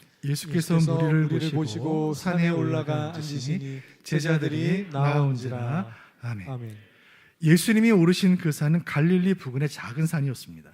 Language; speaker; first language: Korean; native; Korean